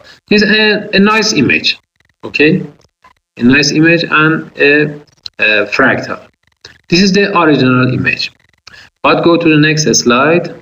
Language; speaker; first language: English; non-native, fluent; Persian